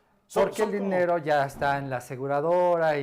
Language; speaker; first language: Spanish; native; Spanish